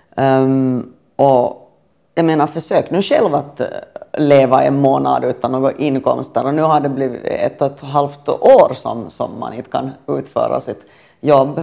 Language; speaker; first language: Swedish; native; Swedish